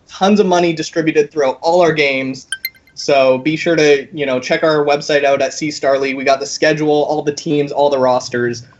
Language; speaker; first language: English; native; English